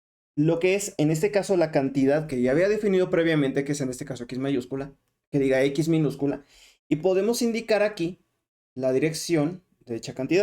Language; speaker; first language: Spanish; native; Spanish